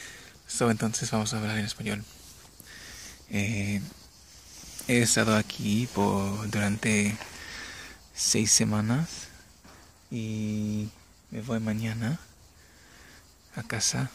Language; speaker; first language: Spanish; non-native, learner; English